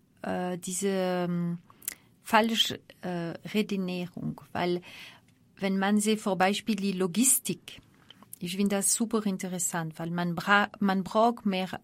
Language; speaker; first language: German; non-native, fluent; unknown